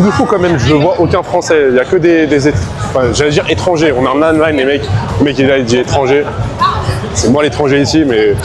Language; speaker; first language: French; native; French